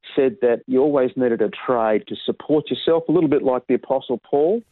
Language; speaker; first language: English; native; English